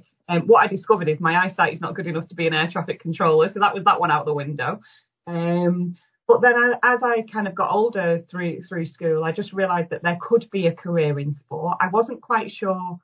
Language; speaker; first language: English; native; English